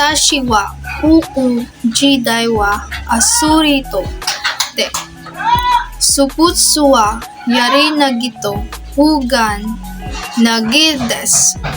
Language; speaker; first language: Japanese; non-native, learner; Filipino